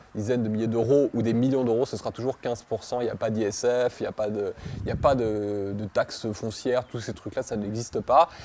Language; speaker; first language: French; native; French